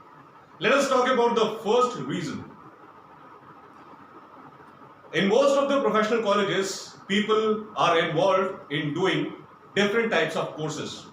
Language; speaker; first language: English; non-native, local second language; Hindi